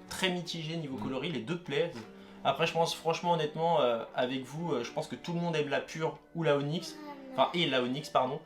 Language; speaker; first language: French; native; French